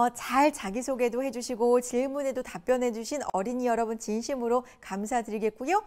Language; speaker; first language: Korean; native; Korean